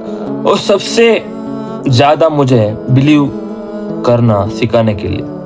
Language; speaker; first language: Hindi; non-native, local second language; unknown